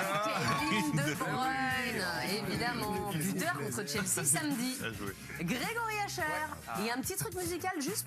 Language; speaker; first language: French; native; French